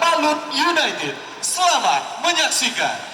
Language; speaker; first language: Indonesian; native; Indonesian